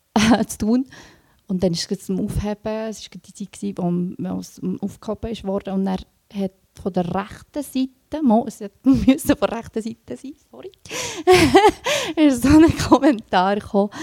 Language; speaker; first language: German; native; German